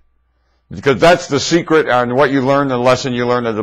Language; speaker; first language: English; native; English